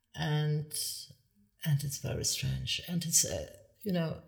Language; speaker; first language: English; non-native, fluent; Polish